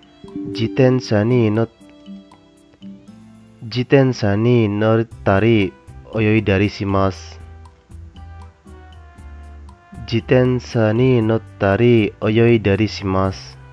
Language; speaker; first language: Japanese; non-native, fluent; Indonesian